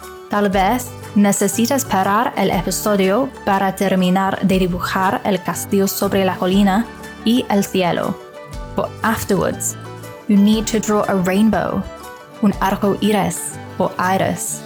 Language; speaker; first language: Spanish; non-native, fluent; English